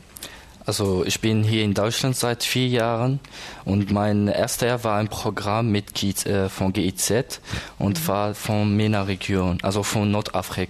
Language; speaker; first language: German; non-native, learner; Arabic